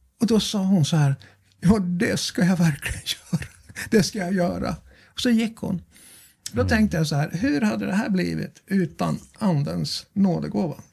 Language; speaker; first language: Swedish; native; Swedish